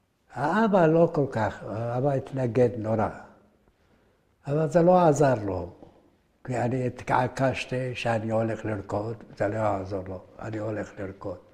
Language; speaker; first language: Hebrew; early bilingual, other home language; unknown